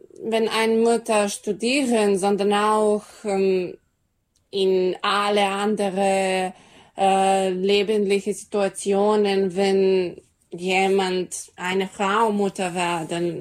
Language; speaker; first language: German; non-native, learner; Serbian